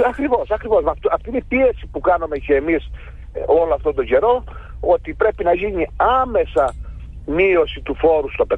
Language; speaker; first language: Greek; native; Greek